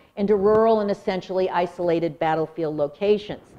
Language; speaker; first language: English; native; English